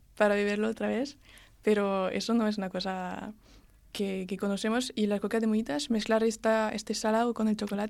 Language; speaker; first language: Spanish; early bilingual, heritage; French